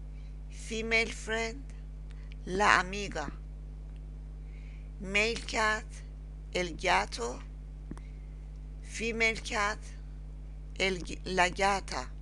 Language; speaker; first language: Spanish; non-native, learner; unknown